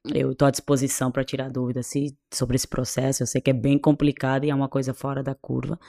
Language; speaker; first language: Portuguese; non-native, local second language; Kabuverdianu